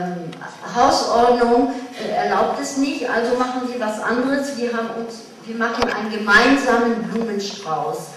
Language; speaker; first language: German; non-native, fluent; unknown